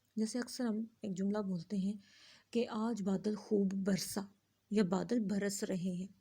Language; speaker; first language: Urdu; native; Urdu